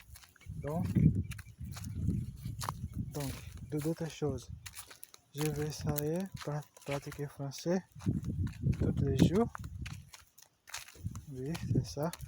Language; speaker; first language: French; non-native, learner; Portuguese